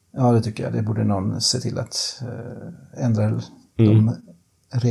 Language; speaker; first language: Swedish; native; Swedish